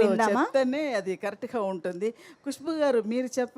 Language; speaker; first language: Telugu; non-native, fluent; Tamil